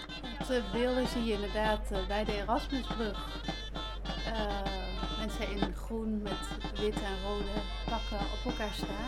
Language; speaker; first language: Dutch; native; Dutch